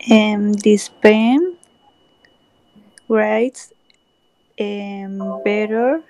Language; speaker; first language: English; non-native, learner; Spanish